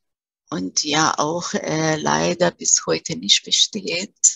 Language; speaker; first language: German; early bilingual, other home language; Persian